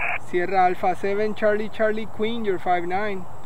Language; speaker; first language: English; non-native, local second language; Spanish